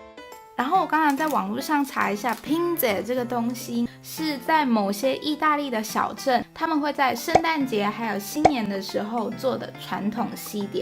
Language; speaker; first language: Chinese; native; Chinese